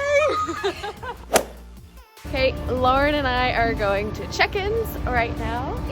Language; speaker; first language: English; native; English